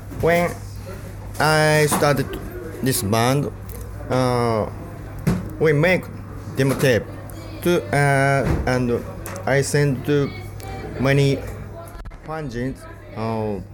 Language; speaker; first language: English; non-native, learner; Japanese